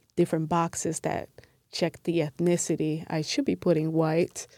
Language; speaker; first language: English; non-native, fluent; Spanish